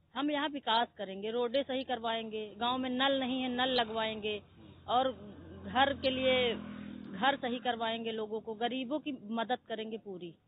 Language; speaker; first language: Hindi; native; Hindi